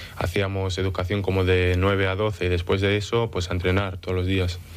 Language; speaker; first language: Spanish; early bilingual, other home language; English